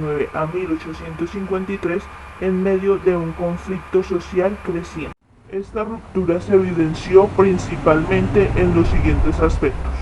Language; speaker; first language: Spanish; native; Spanish